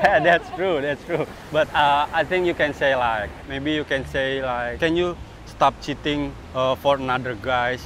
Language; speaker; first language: English; non-native, learner; Indonesian